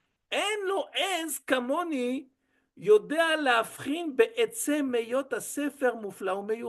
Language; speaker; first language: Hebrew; non-native, fluent; French